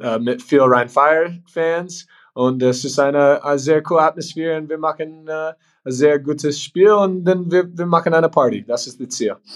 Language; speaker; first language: German; non-native, learner; English